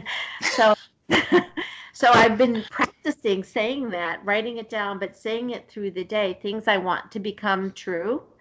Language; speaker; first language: English; native; English